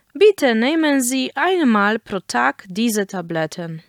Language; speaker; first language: German; non-native, fluent; Polish